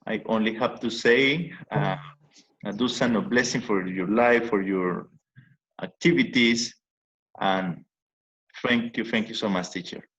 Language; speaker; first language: English; non-native, learner; Spanish